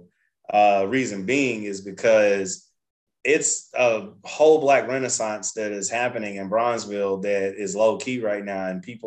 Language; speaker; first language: English; native; English